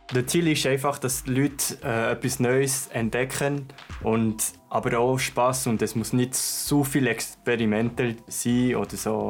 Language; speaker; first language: German; non-native, local second language; French